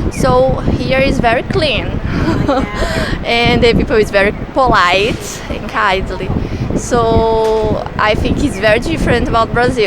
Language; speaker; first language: English; non-native, learner; Portuguese